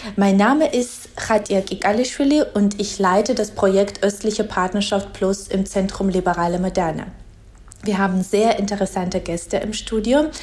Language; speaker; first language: German; non-native, fluent; Georgian